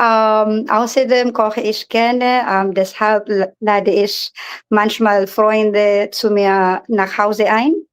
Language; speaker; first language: German; non-native, learner; Filipino